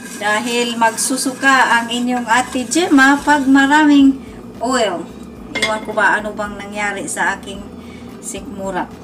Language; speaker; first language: Filipino; non-native, local second language; Cebuano